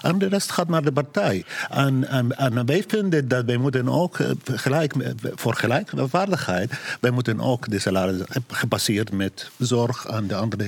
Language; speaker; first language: Dutch; non-native, learner; Arabic